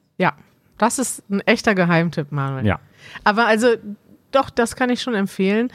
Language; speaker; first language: German; native; German